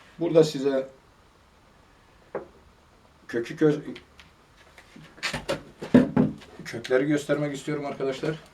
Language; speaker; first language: Turkish; native; Turkish